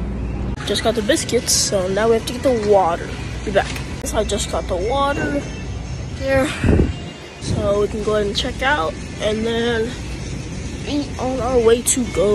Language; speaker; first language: English; native; English